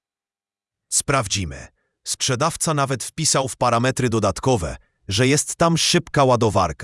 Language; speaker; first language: Polish; native; Polish